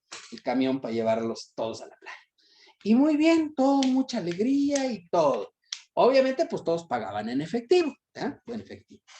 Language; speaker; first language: Spanish; native; Spanish